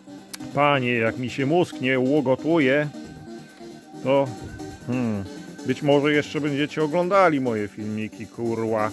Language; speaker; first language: Polish; native; Polish